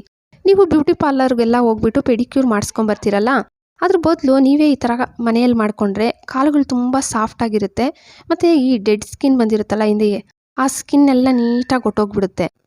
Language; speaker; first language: Kannada; native; Kannada